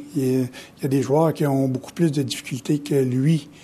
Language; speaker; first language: French; native; French